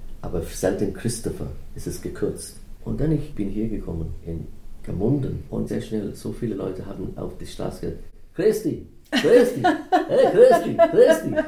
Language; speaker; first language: German; non-native, fluent; English